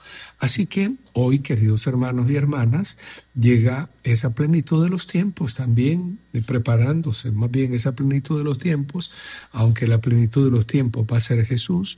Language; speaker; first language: Spanish; native; Spanish